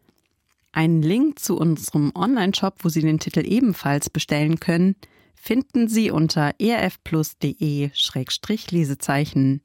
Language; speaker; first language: German; native; German